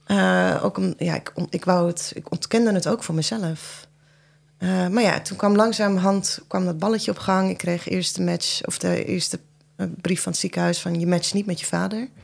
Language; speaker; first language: Dutch; early bilingual, other home language; Persian